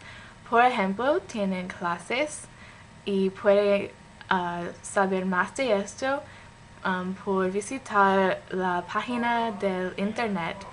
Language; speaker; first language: Spanish; non-native, learner; English